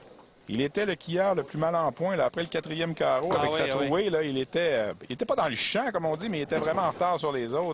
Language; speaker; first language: French; native; French